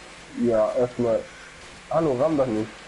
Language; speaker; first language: German; native; German